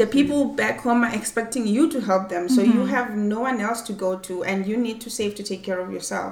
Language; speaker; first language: English; non-native, local second language; Swati